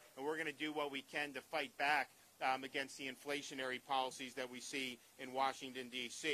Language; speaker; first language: English; native; English